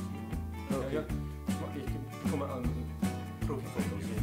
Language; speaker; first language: German; non-native, learner; English